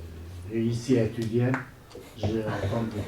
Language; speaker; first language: French; non-native, learner; Kurdish